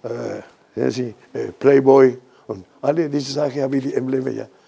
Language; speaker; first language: German; non-native, fluent; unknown